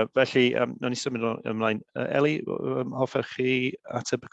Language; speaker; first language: Welsh; native; Welsh